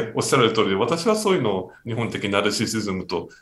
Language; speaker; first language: Japanese; native; Japanese